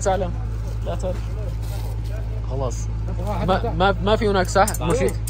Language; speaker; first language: Arabic; non-native, learner; Turkish